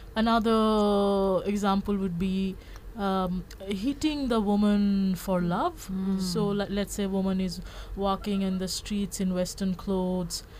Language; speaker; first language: English; non-native, local second language; Bangla